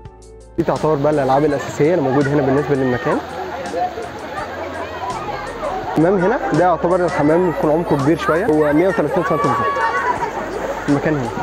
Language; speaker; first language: Arabic; native; Arabic